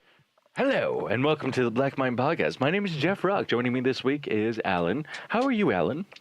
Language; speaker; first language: English; native; English